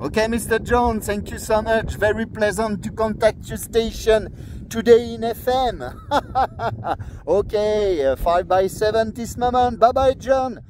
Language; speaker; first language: English; non-native, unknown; French